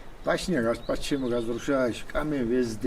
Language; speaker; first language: Russian; non-native, local second language; Svan